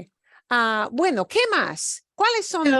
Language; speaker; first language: Spanish; non-native, fluent; English